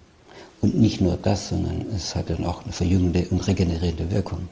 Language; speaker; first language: German; native; German